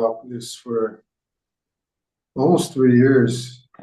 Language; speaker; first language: English; non-native, fluent; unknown